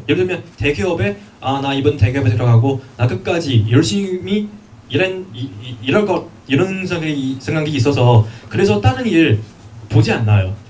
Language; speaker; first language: Korean; non-native, fluent; Chinese